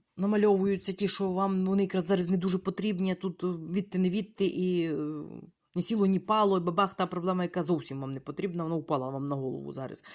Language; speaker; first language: Ukrainian; non-native, local second language; Russian